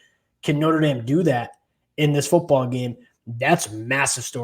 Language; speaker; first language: English; native; English